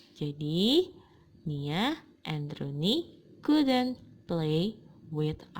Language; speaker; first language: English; non-native, fluent; Indonesian